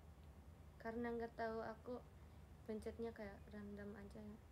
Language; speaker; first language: Indonesian; non-native, fluent; Japanese